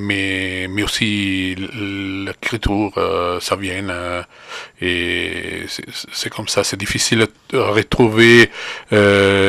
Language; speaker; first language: French; non-native, fluent; Italian